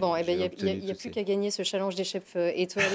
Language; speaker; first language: French; native; French